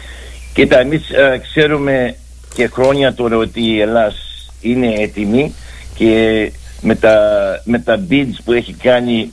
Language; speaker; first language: Greek; early bilingual, heritage; Greek